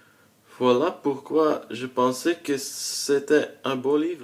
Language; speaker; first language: French; non-native, learner; Dutch